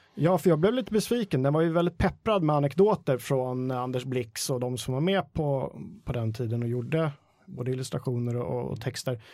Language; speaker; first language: Swedish; native; Swedish